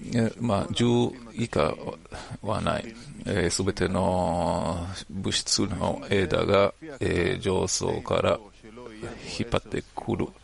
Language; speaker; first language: Japanese; non-native, learner; Hebrew